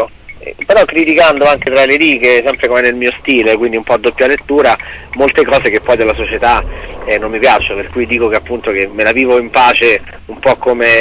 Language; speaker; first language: Italian; native; Italian